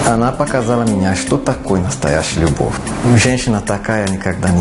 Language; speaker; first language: Russian; non-native, learner; Portuguese